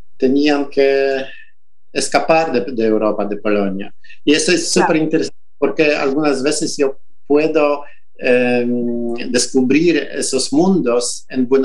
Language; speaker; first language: Spanish; non-native, fluent; Polish